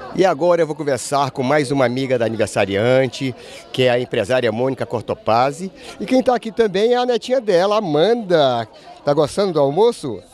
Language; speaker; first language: Portuguese; native; Portuguese